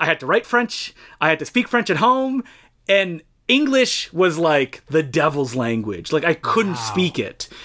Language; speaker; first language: English; non-native, fluent; French